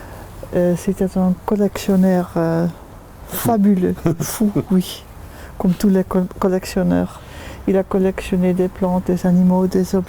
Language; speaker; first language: French; non-native, fluent; Dutch